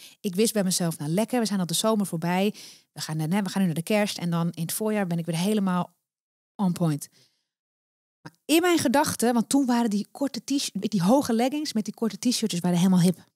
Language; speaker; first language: Dutch; native; Dutch